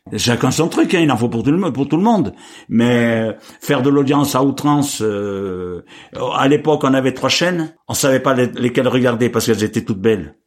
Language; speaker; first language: French; native; French